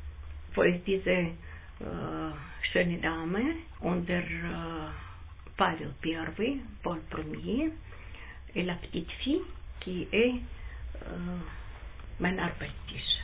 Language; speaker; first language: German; non-native, learner; Russian